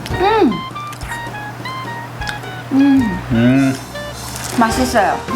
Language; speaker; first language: Korean; non-native, learner; Chinese